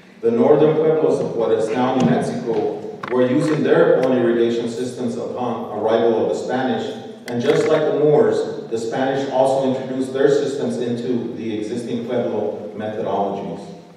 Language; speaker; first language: English; early bilingual, other home language; Spanish